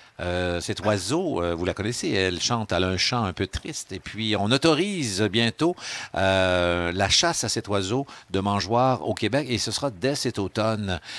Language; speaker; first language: French; native; French